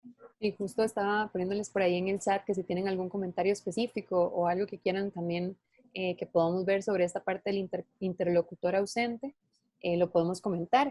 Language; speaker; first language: Spanish; native; Spanish